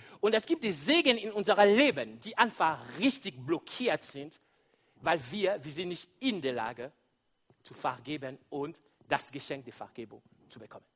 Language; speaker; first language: German; non-native, fluent; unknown